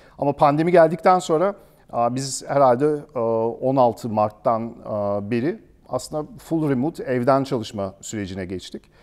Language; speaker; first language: Turkish; early bilingual, heritage; Turkish